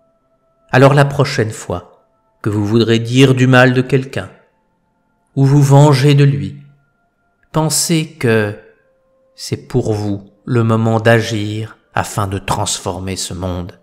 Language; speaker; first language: French; native; French